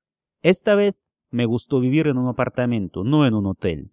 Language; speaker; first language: Spanish; non-native, fluent; Russian